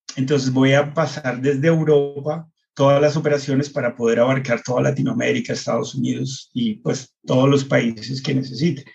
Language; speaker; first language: Spanish; early bilingual, heritage; Spanish